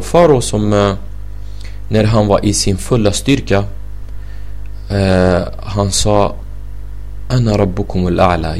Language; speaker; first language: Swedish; non-native, fluent; Arabic